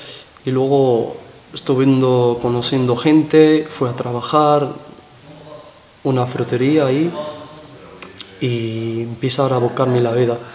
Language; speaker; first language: Spanish; non-native, learner; Arabic